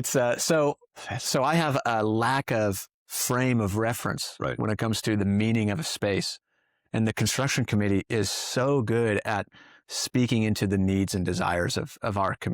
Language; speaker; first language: English; native; English